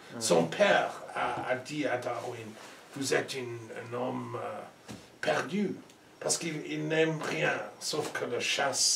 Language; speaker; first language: French; non-native, learner; English